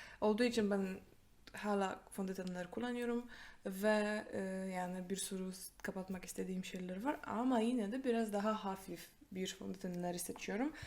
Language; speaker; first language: Turkish; non-native, fluent; Polish